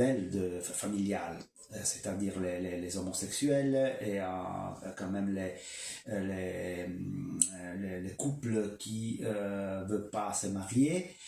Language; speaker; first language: French; non-native, local second language; Kinyarwanda